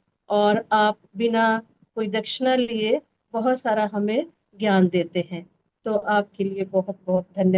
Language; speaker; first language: Hindi; native; Hindi